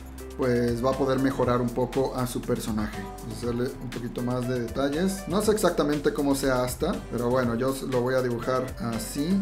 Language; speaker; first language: Spanish; native; Spanish